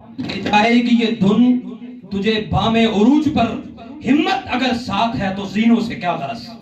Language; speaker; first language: Urdu; non-native, local second language; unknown